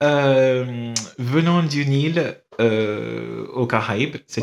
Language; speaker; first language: French; non-native, fluent; English